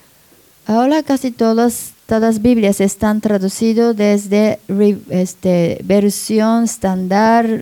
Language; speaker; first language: Spanish; non-native, learner; Japanese